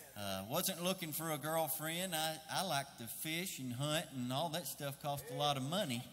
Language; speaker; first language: English; native; English